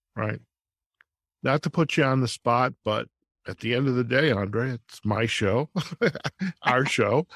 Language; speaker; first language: English; native; English